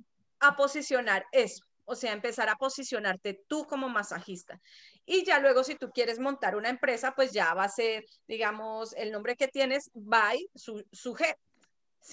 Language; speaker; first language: Spanish; native; Spanish